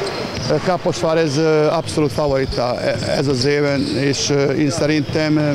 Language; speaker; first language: Hungarian; non-native, fluent; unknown